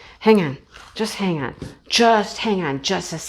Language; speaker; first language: English; native; English